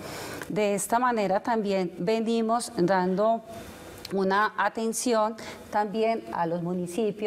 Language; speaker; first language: Spanish; native; Spanish